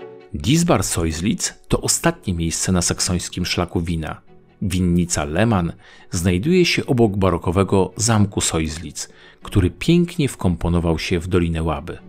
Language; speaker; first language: Polish; native; Polish